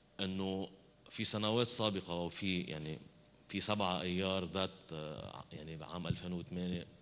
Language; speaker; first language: Arabic; native; Arabic